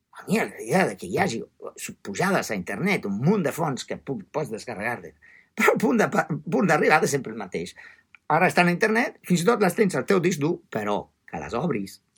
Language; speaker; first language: Catalan; non-native, fluent; Italian